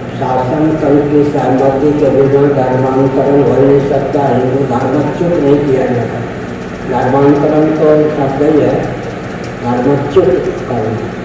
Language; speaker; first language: Hindi; non-native, local second language; Maithili